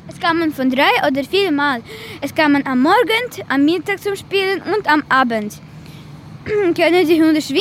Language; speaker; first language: German; non-native, learner; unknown